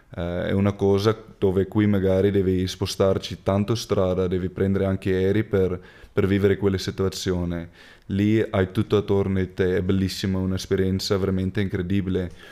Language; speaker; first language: Italian; non-native, fluent; Afrikaans